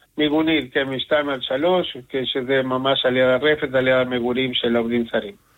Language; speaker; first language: Hebrew; non-native, fluent; Spanish